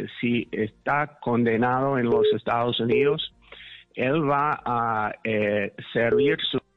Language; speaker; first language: Spanish; non-native, fluent; English